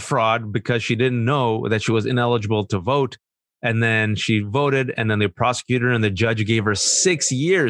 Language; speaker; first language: English; early bilingual, other home language; Urdu